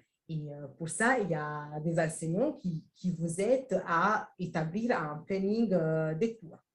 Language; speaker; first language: French; non-native, fluent; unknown